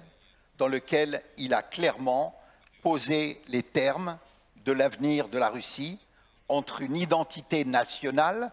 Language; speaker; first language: French; native; French